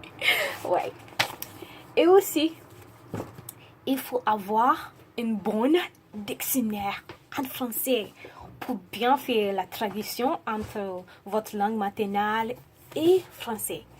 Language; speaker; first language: French; non-native, learner; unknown